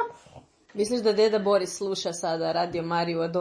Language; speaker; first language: Serbian; native; Serbian